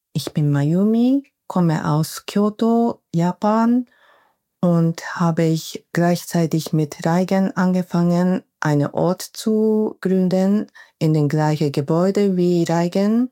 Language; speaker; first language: German; non-native, fluent; Japanese